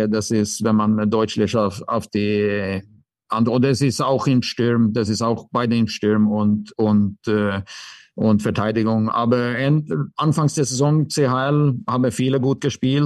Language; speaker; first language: German; non-native, fluent; Swedish